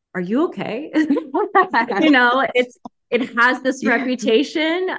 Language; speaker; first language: English; early bilingual, heritage; Spanish